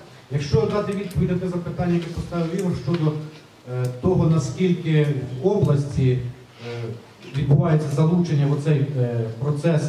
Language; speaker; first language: Ukrainian; native; Ukrainian